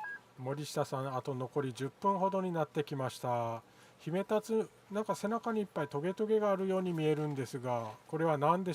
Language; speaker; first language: Japanese; native; Japanese